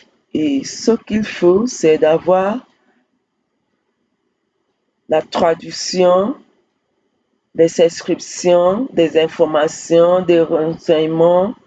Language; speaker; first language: French; non-native, fluent; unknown